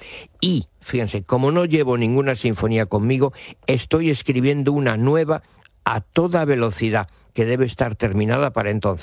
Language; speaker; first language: Spanish; native; Spanish